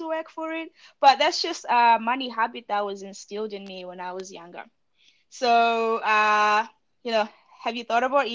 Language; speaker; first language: English; non-native, local second language; Shona